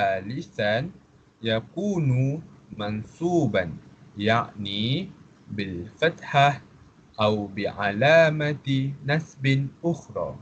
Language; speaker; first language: Arabic; non-native, fluent; Malay